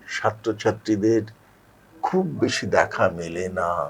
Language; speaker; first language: Bangla; native; Bangla